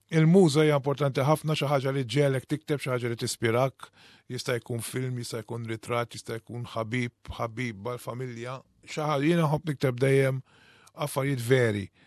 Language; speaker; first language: Maltese; native; Maltese